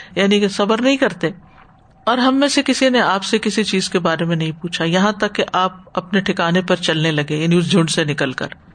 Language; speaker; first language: Urdu; native; Urdu